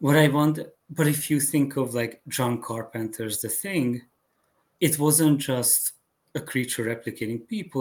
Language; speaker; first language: English; non-native, fluent; Hungarian